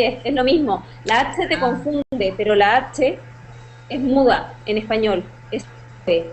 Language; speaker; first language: Spanish; native; Spanish